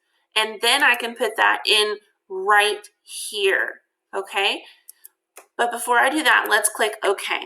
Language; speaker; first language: English; native; English